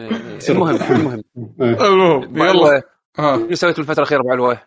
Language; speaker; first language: Arabic; native; Arabic